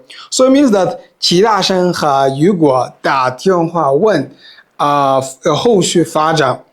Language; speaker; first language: Chinese; non-native, fluent; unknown